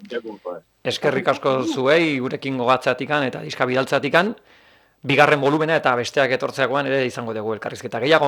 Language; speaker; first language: Basque; native; Basque